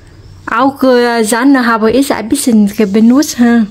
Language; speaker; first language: German; non-native, learner; Vietnamese